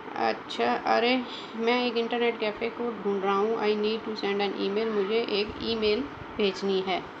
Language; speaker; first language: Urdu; native; Urdu